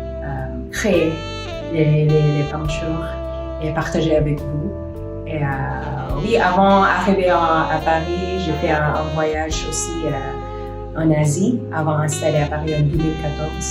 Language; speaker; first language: French; non-native, fluent; Filipino